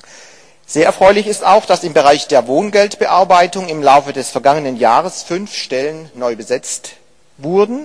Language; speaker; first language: German; native; German